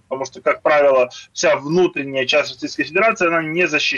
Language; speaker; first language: Russian; native; Russian